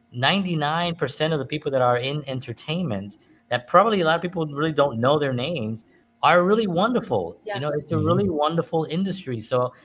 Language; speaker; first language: English; native; English